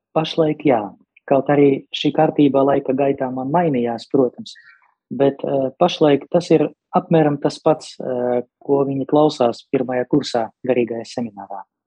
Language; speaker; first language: Latvian; non-native, local second language; Russian